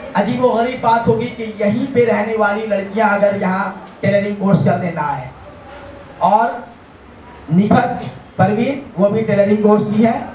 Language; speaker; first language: Hindi; non-native, local second language; Urdu